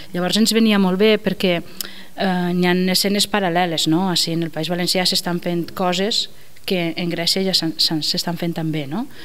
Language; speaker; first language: Catalan; native; Catalan